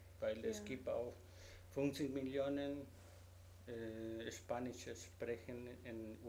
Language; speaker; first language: German; non-native, learner; Spanish